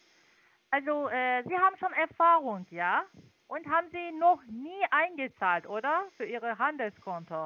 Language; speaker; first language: German; non-native, learner; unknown